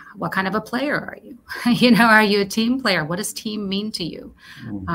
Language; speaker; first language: English; early bilingual, other home language; Romanian